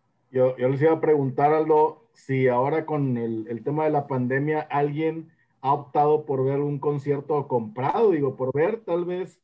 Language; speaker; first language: Spanish; native; Spanish